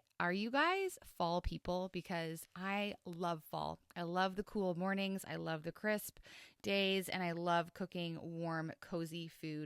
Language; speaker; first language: English; native; English